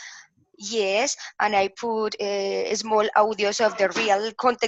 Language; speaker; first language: English; non-native, learner; Spanish